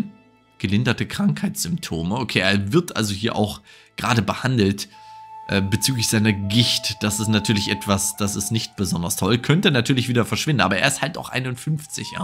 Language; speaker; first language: German; native; German